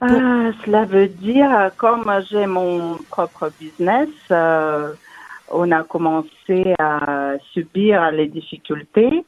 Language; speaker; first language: French; non-native, fluent; Russian